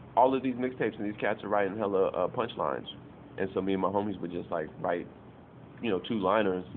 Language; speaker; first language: English; native; English